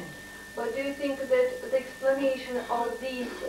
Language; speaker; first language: English; non-native, learner; Russian